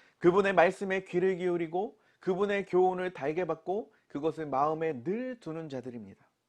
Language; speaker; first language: Korean; native; Korean